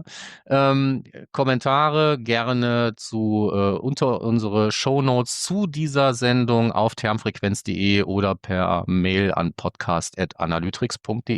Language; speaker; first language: German; native; German